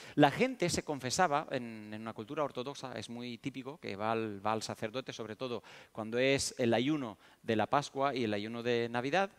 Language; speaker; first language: Spanish; early bilingual, other home language; Romanian